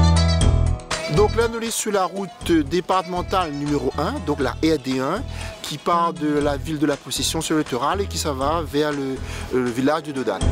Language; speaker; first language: French; native; French